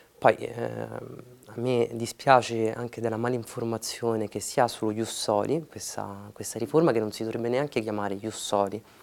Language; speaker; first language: Italian; early bilingual, other home language; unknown